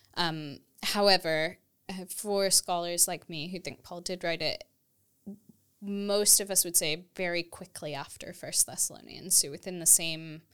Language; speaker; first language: English; native; English